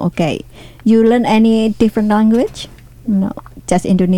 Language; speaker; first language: English; non-native, learner; Indonesian